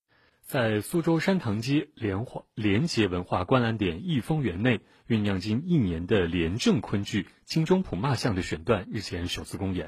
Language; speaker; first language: Chinese; native; Chinese